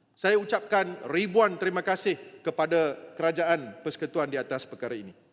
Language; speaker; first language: Malay; non-native, local second language; Tamil